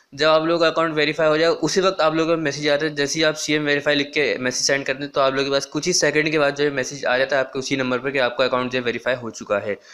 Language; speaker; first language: Urdu; non-native, local second language; Punjabi